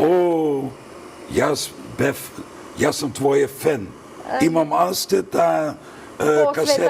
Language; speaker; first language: Macedonian; non-native, fluent; Dutch